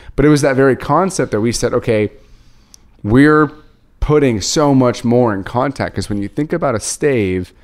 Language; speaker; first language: English; native; English